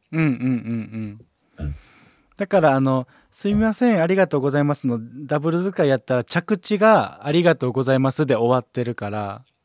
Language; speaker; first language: Japanese; native; Japanese